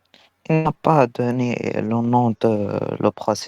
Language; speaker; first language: French; non-native, learner; Arabic